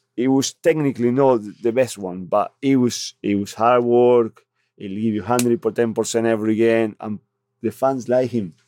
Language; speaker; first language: English; non-native, fluent; Spanish